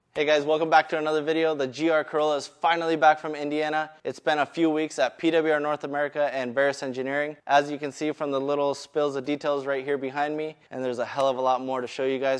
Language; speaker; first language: English; native; English